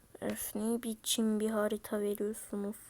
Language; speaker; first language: Turkish; native; Turkish